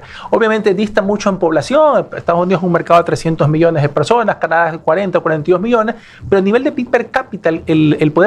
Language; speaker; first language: Spanish; native; Spanish